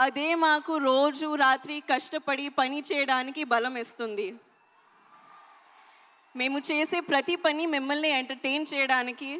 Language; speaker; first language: Telugu; non-native, learner; Hindi